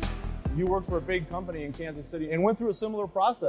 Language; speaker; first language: English; native; English